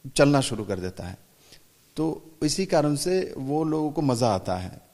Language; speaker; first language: Hindi; non-native, local second language; Bangla